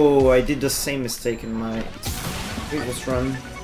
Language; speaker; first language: English; non-native, fluent; French